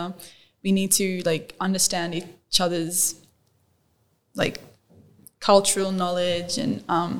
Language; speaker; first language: English; non-native, local second language; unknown